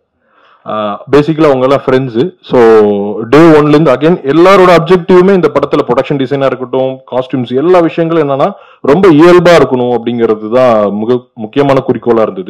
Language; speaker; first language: Tamil; native; Tamil